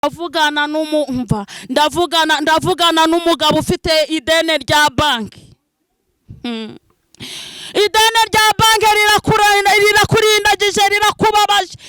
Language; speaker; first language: Kinyarwanda; non-native, local second language; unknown